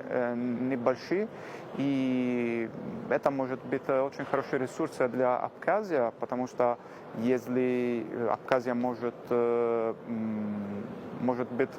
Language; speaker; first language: Russian; non-native, learner; Italian